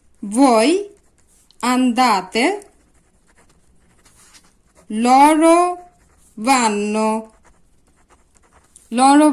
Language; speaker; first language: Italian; non-native, fluent; Bangla